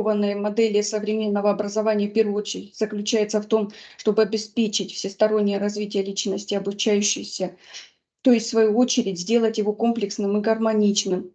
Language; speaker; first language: Russian; native; Russian